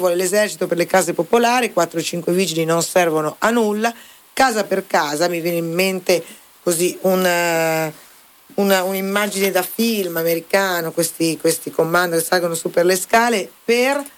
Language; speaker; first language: Italian; native; Italian